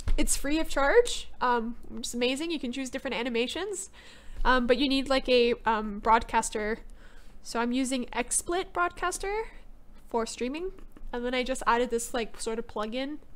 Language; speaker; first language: English; native; English